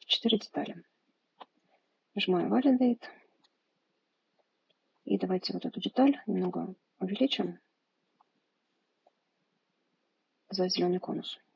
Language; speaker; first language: Russian; native; Russian